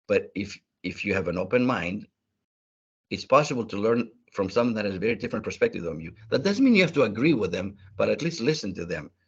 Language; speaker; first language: English; early bilingual, other home language; Greek